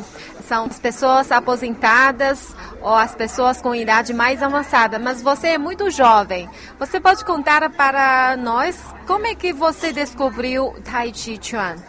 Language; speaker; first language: Portuguese; non-native, fluent; Chinese